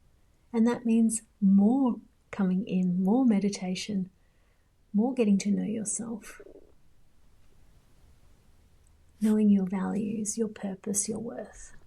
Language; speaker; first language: English; native; English